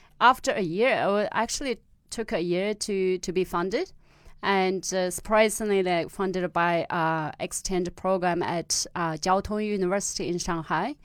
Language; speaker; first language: English; non-native, fluent; Tibetan